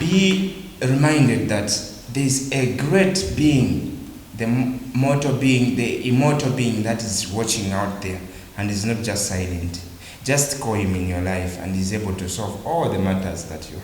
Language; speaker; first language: English; non-native, local second language; Bemba